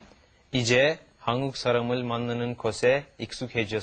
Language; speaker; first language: Korean; non-native, learner; Turkish